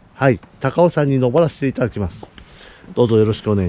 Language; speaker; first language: Japanese; native; Japanese